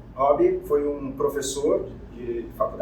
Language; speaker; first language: Portuguese; native; Portuguese